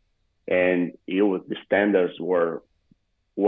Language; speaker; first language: English; non-native, fluent; Portuguese